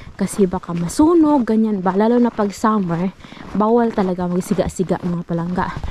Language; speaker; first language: Filipino; non-native, local second language; Hiligaynon